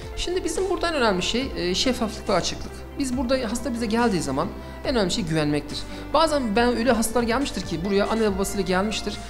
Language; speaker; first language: Turkish; early bilingual, heritage; Turkish